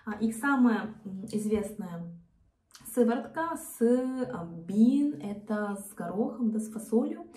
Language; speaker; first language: Russian; non-native, fluent; Korean